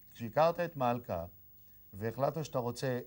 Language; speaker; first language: Hebrew; native; Hebrew